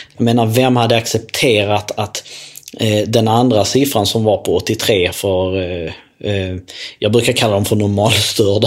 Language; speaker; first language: Swedish; early bilingual, other home language; Albanian